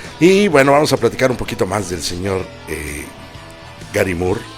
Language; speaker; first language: Spanish; native; Spanish